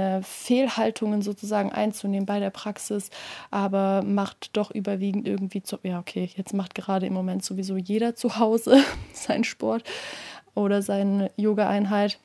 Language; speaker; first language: German; native; German